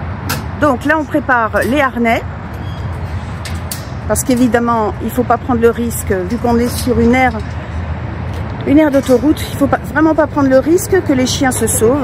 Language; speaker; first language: French; native; French